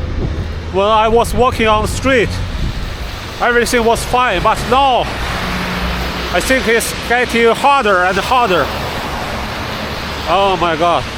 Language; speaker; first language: English; non-native, fluent; Chinese